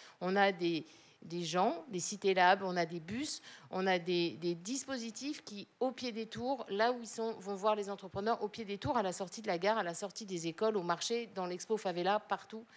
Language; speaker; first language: French; native; French